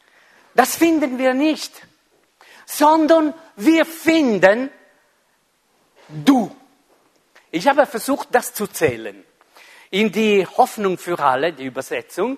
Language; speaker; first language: German; non-native, fluent; Italian